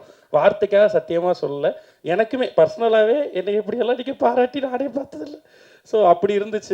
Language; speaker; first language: Tamil; native; Tamil